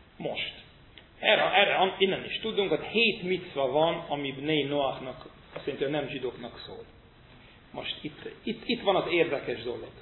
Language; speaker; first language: Hungarian; non-native, fluent; English